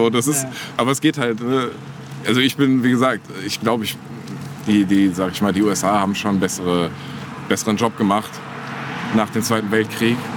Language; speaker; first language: German; native; German